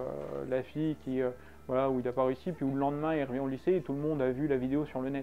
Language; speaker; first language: French; native; French